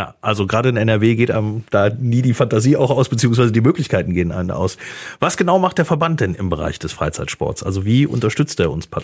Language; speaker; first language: German; native; German